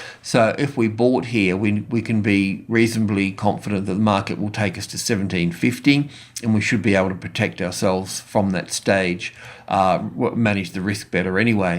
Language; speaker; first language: English; native; English